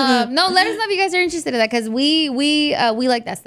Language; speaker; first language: English; early bilingual, other home language; Spanish